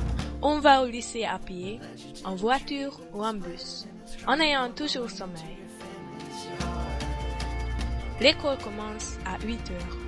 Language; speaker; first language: French; non-native, learner; Hungarian